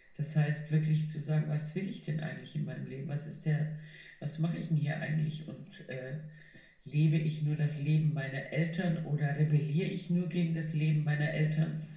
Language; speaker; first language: German; non-native, fluent; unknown